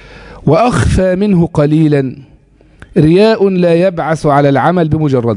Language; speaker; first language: Arabic; native; Arabic